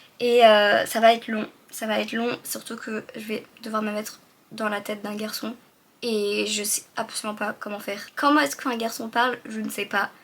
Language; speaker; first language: French; early bilingual, other home language; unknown